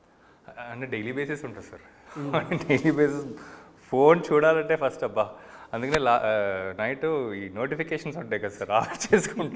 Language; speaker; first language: Telugu; native; Telugu